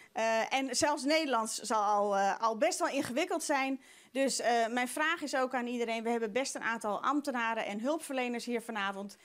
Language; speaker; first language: Dutch; non-native, local second language; Western Frisian